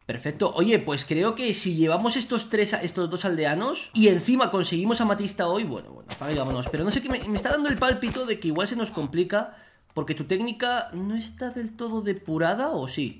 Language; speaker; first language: Spanish; native; Spanish